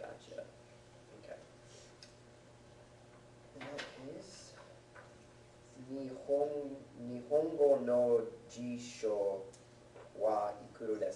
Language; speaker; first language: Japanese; non-native, learner; English